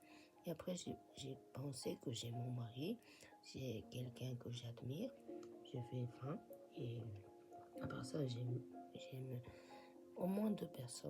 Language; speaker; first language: French; non-native, fluent; Japanese